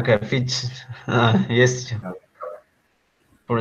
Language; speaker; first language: English; non-native, learner; Spanish